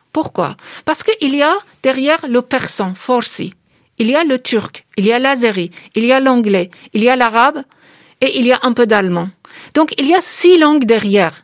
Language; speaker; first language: French; non-native, fluent; Persian